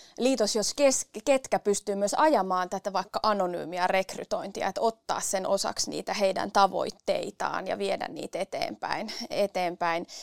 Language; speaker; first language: Finnish; early bilingual, other home language; Spanish